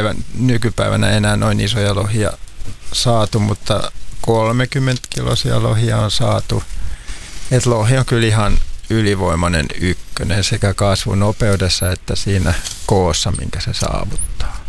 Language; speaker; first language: Finnish; native; Finnish